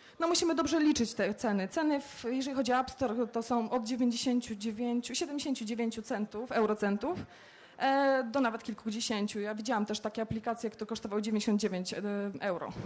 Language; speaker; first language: Polish; native; Polish